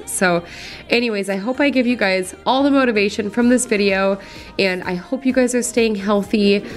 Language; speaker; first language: English; native; English